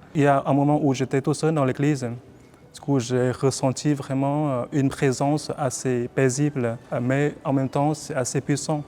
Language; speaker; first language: French; non-native, fluent; Vietnamese